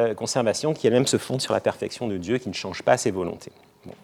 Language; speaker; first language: French; native; French